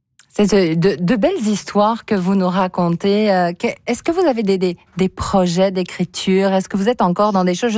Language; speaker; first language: French; native; French